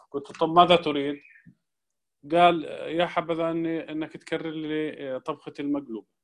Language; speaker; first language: Arabic; native; Arabic